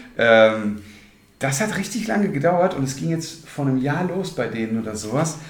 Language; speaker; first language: German; native; German